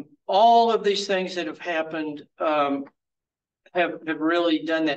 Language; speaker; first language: English; native; English